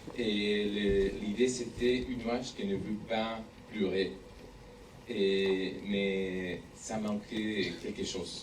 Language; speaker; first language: French; non-native, learner; Spanish